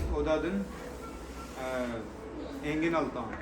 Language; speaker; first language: Turkish; non-native, learner; Urdu